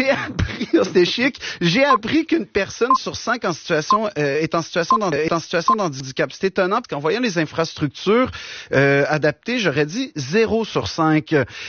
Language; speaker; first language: French; native; French